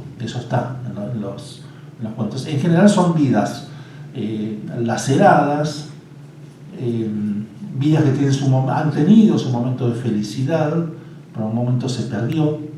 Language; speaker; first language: Spanish; native; Spanish